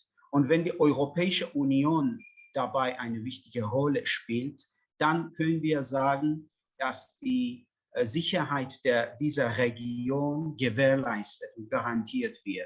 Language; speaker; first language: German; non-native, fluent; Persian